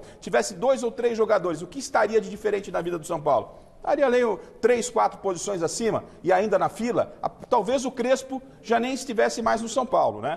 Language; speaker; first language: Portuguese; native; Portuguese